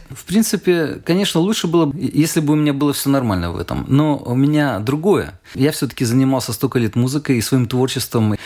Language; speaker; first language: Russian; native; Russian